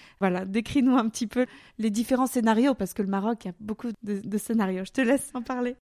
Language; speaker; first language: French; native; French